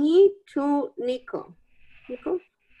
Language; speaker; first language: English; non-native, learner; Spanish